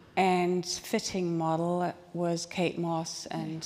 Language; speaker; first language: English; non-native, fluent; German